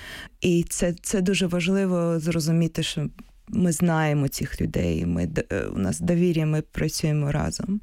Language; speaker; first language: Ukrainian; early bilingual, heritage; Ukrainian